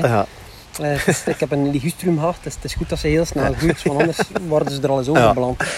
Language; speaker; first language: Dutch; native; Dutch